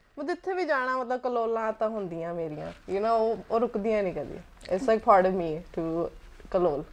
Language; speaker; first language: Punjabi; early bilingual, heritage; Punjabi